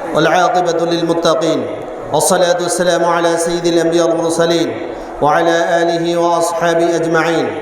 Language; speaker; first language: Arabic; non-native, fluent; Bangla